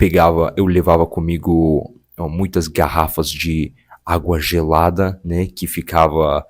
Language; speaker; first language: Portuguese; non-native, fluent; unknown